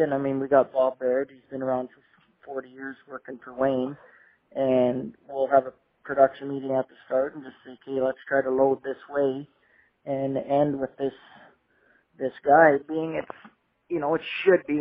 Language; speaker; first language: English; native; English